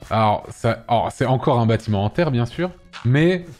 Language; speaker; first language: French; native; French